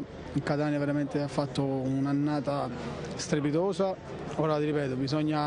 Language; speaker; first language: Italian; native; Italian